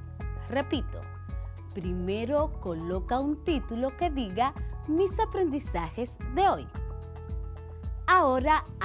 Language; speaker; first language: Spanish; native; Spanish